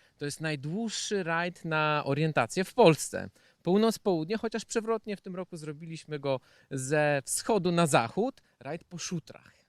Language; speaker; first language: Polish; native; Polish